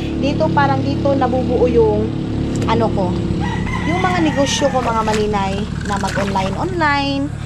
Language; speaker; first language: Filipino; non-native, local second language; Cebuano